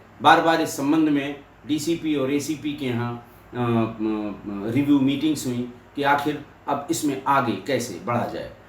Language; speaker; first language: Hindi; native; Hindi